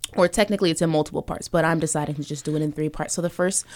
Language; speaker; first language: English; early bilingual, other home language; Yoruba